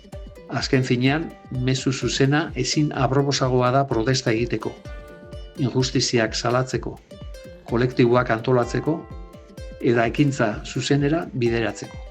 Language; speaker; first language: Basque; native; Basque